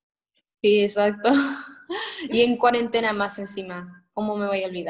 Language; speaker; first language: Spanish; early bilingual, heritage; Spanish